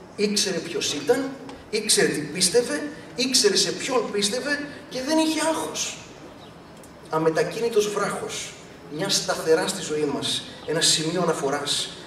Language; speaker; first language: Greek; early bilingual, other home language; English